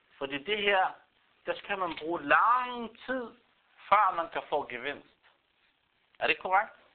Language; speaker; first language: Danish; non-native, fluent; Arabic